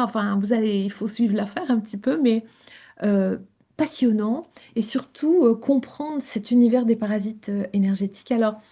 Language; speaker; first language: French; native; French